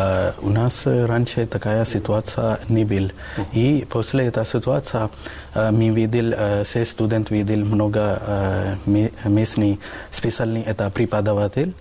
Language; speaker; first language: Russian; non-native, learner; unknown